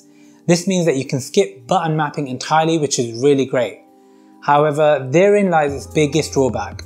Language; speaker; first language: English; native; English